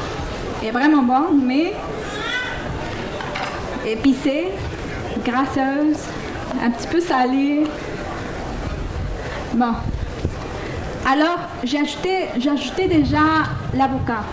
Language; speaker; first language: French; non-native, fluent; Spanish